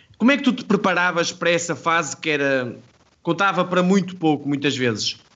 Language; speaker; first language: Portuguese; native; Portuguese